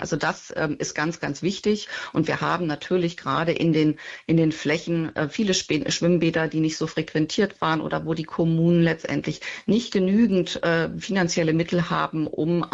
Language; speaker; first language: German; native; German